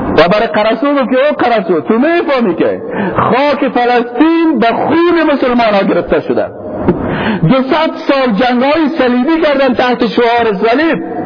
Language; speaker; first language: Persian; native; Persian